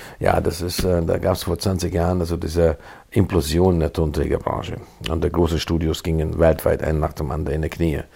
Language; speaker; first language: German; non-native, fluent; Hungarian